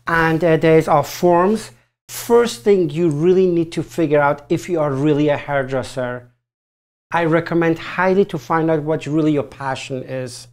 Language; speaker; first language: English; non-native, fluent; German